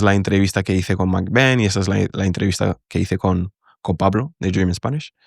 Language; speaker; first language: Spanish; non-native, fluent; English